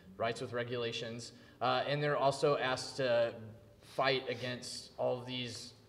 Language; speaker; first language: English; native; English